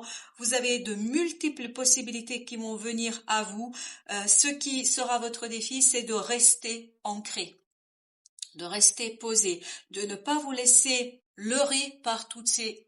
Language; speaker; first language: French; native; French